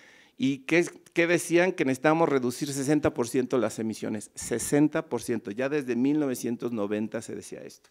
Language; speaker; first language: Spanish; native; Spanish